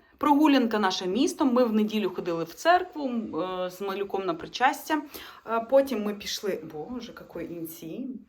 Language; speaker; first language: Ukrainian; non-native, local second language; Russian